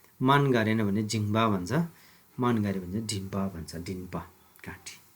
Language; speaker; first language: Nepali; non-native, local second language; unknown